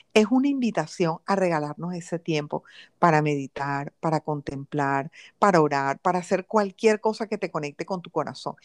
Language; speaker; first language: Spanish; native; Spanish